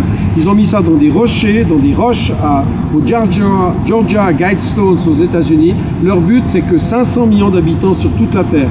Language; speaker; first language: French; native; French